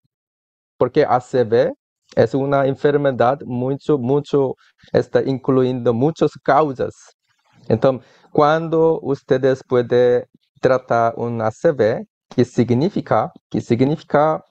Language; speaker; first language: Spanish; non-native, learner; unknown